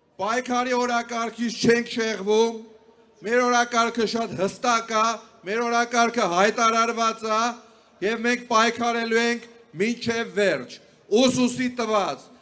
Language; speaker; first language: Armenian; native; Armenian